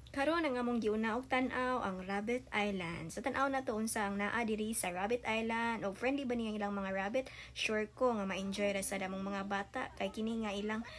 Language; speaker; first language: Cebuano; native; Cebuano